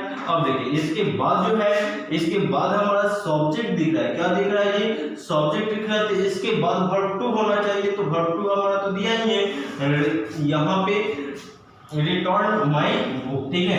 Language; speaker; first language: Hindi; native; Hindi